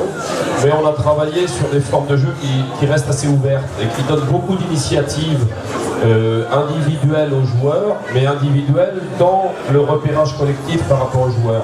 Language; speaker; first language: French; native; French